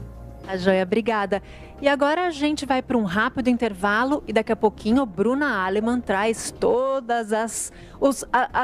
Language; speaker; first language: Portuguese; native; Portuguese